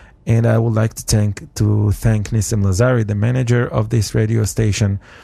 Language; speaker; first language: English; non-native, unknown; Hebrew